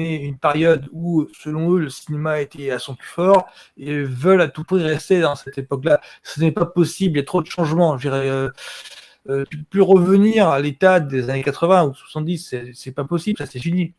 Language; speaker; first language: French; native; French